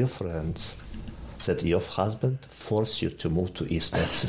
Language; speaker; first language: English; non-native, fluent; Ukrainian